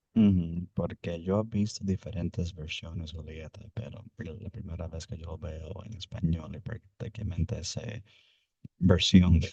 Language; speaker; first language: Spanish; early bilingual, heritage; Spanish